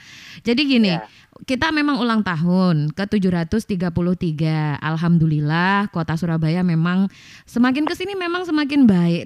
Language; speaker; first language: Indonesian; non-native, local second language; Javanese